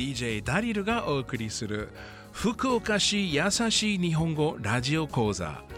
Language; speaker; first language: Japanese; non-native, fluent; English